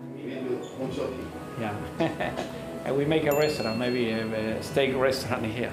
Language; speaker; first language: English; non-native, learner; Spanish